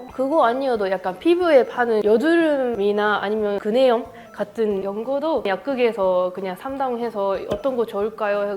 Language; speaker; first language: Korean; non-native, fluent; Japanese